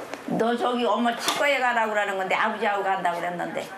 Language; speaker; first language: Korean; native; Korean